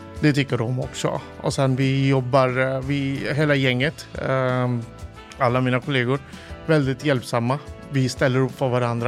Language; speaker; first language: Swedish; non-native, fluent; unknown